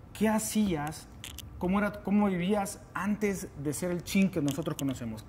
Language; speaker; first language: Spanish; native; Spanish